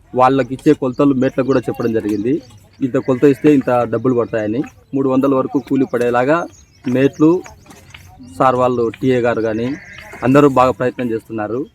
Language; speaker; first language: Telugu; native; Telugu